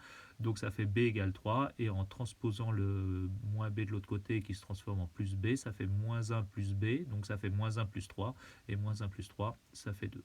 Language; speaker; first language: French; native; French